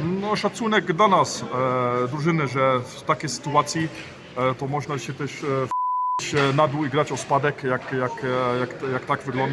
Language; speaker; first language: Polish; early bilingual, heritage; Polish